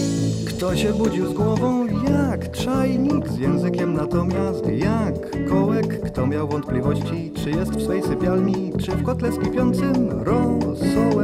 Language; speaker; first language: Polish; native; Polish